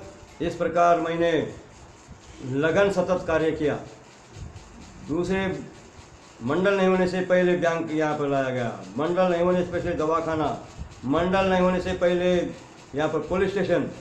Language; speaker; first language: Hindi; non-native, local second language; Lambadi